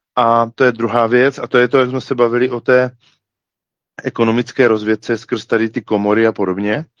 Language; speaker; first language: Czech; native; Czech